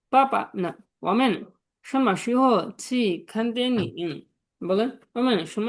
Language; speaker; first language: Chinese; non-native, fluent; Bangla